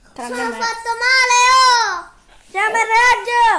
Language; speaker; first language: Italian; early bilingual, other home language; Punjabi